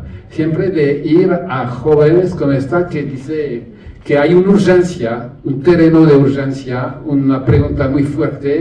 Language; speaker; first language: Spanish; non-native, learner; French